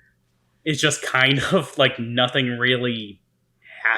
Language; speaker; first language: English; native; English